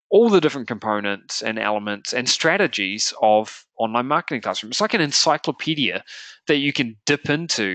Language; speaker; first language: English; native; English